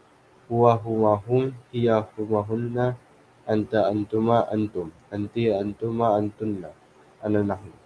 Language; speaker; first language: Arabic; non-native, learner; Filipino